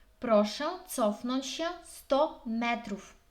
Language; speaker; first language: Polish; non-native, fluent; Ukrainian